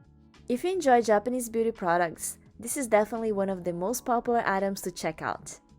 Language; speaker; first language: English; native; English